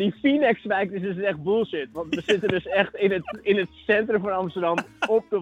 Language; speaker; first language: Dutch; native; Dutch